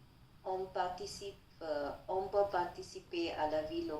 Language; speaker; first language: French; non-native, learner; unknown